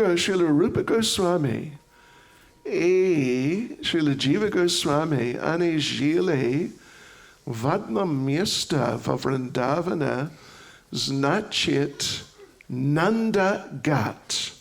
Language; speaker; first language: Russian; non-native, learner; English